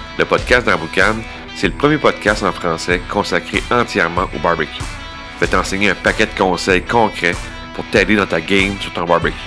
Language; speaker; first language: French; native; French